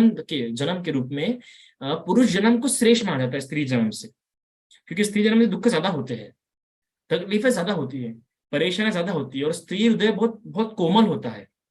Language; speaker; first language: Hindi; non-native, local second language; Marathi